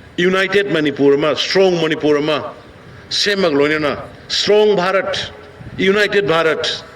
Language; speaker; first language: Manipuri; native; Manipuri